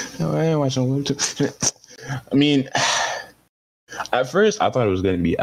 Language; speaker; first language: English; non-native, fluent; French